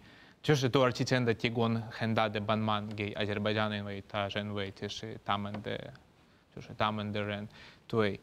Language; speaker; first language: Chinese; non-native, fluent; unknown